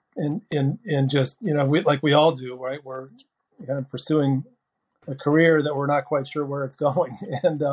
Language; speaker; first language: English; native; English